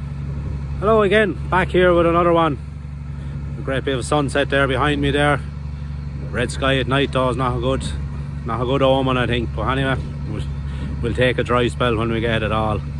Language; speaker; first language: English; native; English